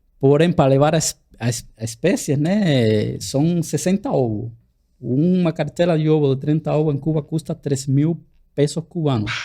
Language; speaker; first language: Portuguese; non-native, fluent; Spanish